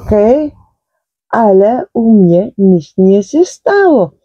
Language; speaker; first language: Polish; non-native, learner; Dutch